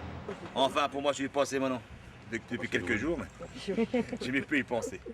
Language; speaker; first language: French; native; French